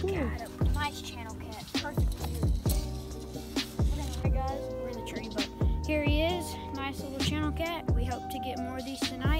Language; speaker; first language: English; native; English